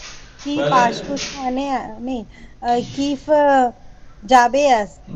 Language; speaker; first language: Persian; non-native, learner; Urdu